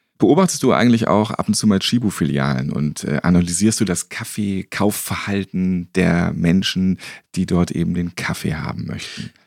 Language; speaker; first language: German; native; German